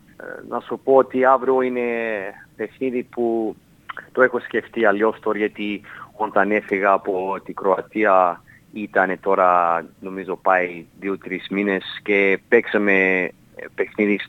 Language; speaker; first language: Greek; early bilingual, heritage; Greek